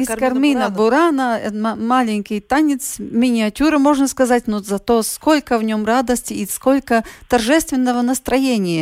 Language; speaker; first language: Russian; native; Russian